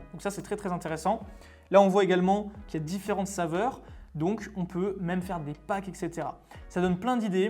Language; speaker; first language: French; native; French